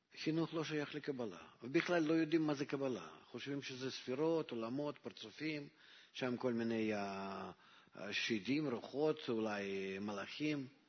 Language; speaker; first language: Hebrew; non-native, fluent; Russian